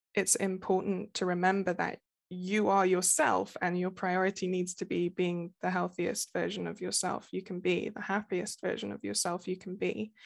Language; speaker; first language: English; native; English